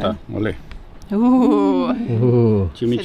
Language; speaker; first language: Spanish; native; Spanish